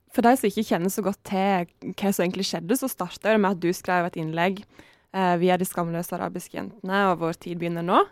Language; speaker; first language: Norwegian; native; Norwegian